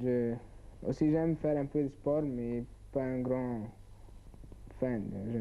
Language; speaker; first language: French; non-native, learner; Arabic